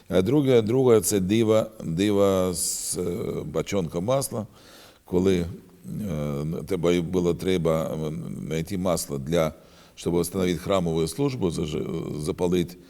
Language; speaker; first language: Ukrainian; non-native, learner; Russian